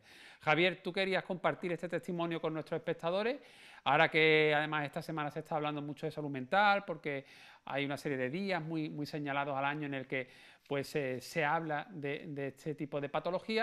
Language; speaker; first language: Spanish; native; Spanish